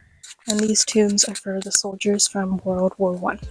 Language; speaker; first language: English; native; English